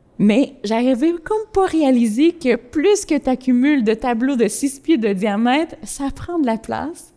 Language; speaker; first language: French; early bilingual, other home language; Spanish